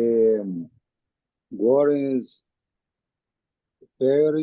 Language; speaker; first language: English; non-native, learner; Spanish